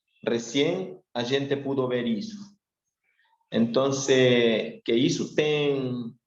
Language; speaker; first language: Portuguese; non-native, learner; Spanish